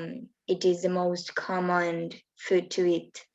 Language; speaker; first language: English; non-native, learner; Spanish